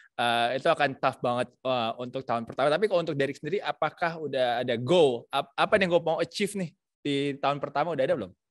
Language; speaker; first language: Indonesian; native; Indonesian